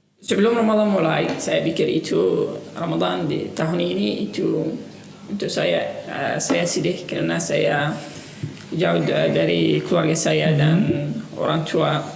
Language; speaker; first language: Indonesian; non-native, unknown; Arabic